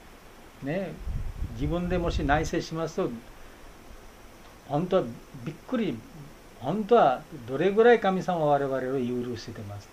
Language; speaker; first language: Japanese; non-native, fluent; Bangla